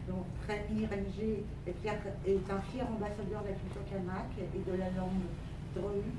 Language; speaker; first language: French; native; French